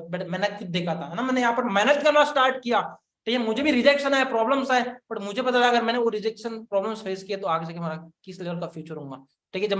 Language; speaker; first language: Hindi; non-native, local second language; Marathi